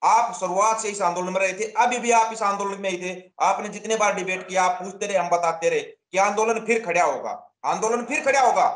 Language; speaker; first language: Hindi; native; Hindi